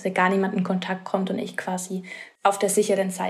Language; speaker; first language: German; native; German